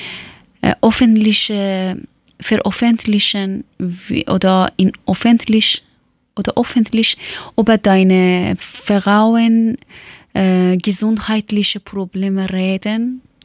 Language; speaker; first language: German; non-native, learner; Persian